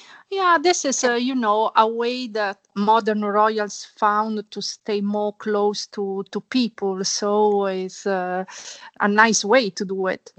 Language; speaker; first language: English; non-native, fluent; Italian